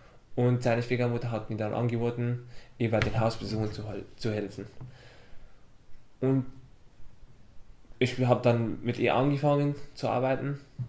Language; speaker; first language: German; non-native, fluent; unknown